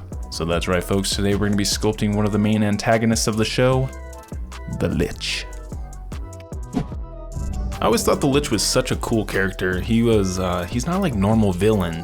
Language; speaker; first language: English; native; English